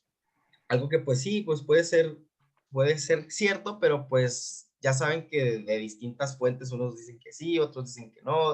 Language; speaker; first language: Spanish; native; Spanish